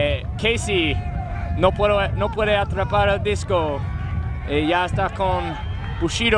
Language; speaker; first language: Spanish; non-native, learner; English